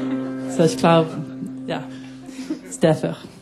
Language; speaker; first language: German; early bilingual, heritage; English